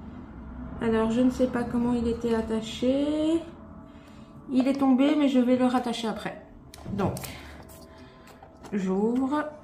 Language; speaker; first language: French; native; French